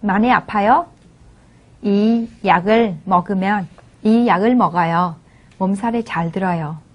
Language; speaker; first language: Korean; non-native, fluent; Vietnamese